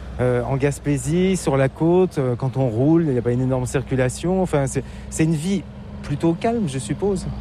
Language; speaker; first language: French; native; French